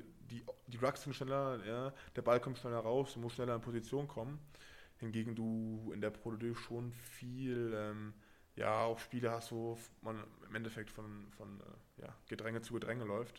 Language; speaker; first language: German; native; German